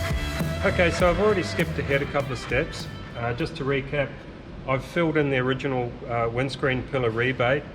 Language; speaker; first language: English; native; English